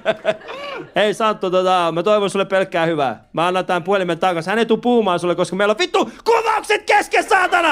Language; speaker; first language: Finnish; early bilingual, other home language; Persian